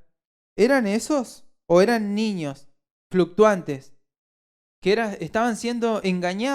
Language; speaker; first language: Spanish; native; Spanish